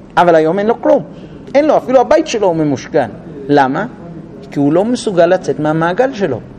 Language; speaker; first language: Hebrew; non-native, fluent; English